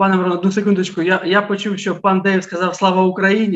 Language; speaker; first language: Ukrainian; native; Ukrainian